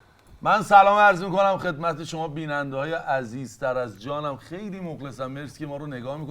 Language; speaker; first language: Persian; native; Persian